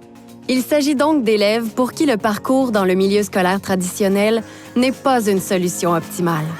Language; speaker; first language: French; native; French